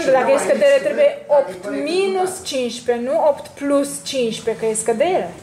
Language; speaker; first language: Romanian; native; Romanian